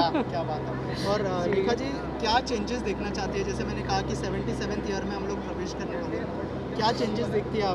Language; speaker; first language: Hindi; native; Hindi